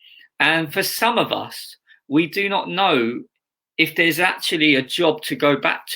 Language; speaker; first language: English; native; English